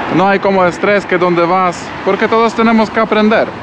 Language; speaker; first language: Spanish; non-native, fluent; Polish